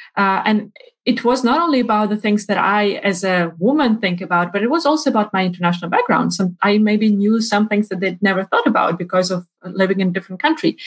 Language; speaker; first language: English; non-native, fluent; Ukrainian